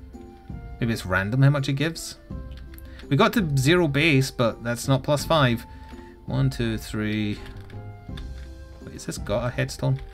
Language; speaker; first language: English; native; English